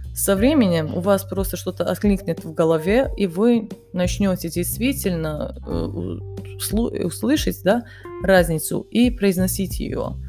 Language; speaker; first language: Russian; non-native, fluent; Serbian